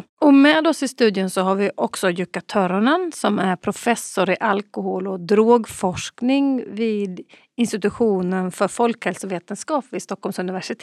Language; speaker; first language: Swedish; native; Swedish